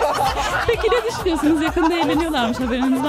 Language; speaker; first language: Turkish; native; Turkish